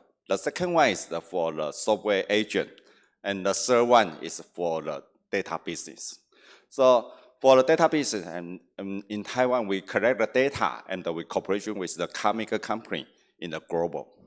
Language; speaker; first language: English; non-native, learner; Chinese